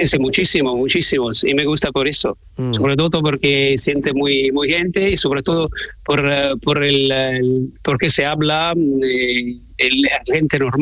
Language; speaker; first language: Spanish; non-native, learner; Italian